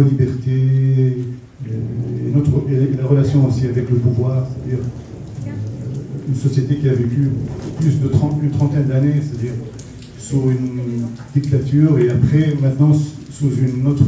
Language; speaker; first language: French; non-native, local second language; Arabic